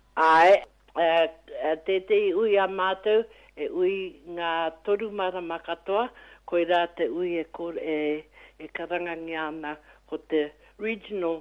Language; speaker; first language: Māori; native; Māori